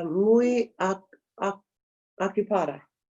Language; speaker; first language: Spanish; non-native, learner; English